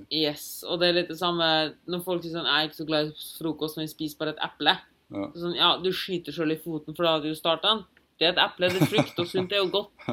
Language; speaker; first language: Norwegian; non-native, fluent; German